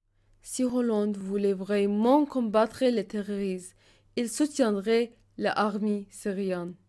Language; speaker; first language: French; non-native, learner; Arabic